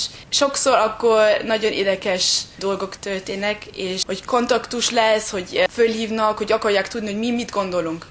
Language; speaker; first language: Hungarian; early bilingual, heritage; German